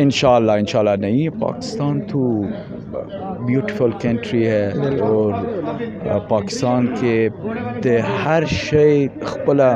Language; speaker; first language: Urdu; non-native, learner; Pashto